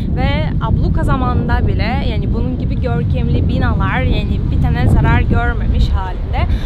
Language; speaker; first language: Turkish; non-native, fluent; Russian